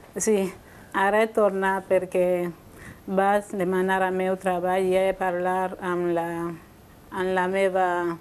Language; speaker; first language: Catalan; non-native, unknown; Spanish